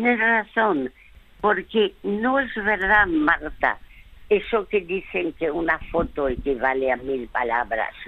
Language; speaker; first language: Spanish; early bilingual, other home language; French